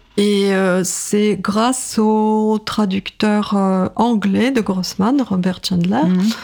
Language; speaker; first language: French; non-native, fluent; Russian